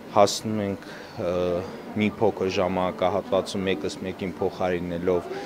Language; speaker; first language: Armenian; native; Armenian